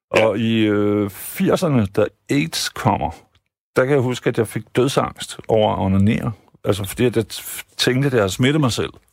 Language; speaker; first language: Danish; native; Danish